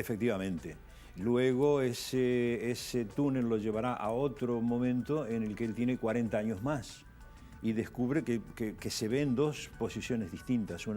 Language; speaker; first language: Spanish; native; Spanish